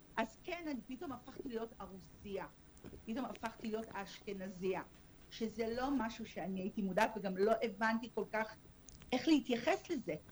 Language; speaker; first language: Hebrew; early bilingual, other home language; Russian